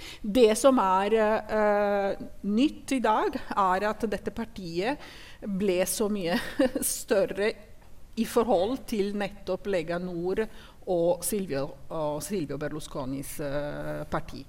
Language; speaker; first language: Norwegian; non-native, fluent; Italian